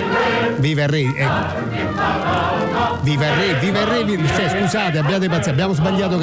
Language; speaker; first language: Italian; native; Italian